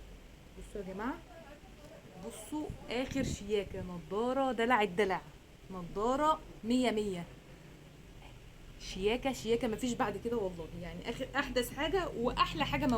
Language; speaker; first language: Arabic; native; Arabic